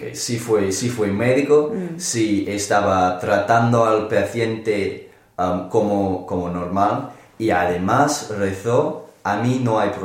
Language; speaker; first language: Spanish; non-native, learner; English